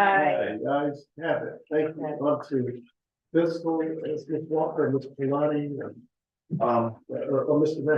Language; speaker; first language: English; native; English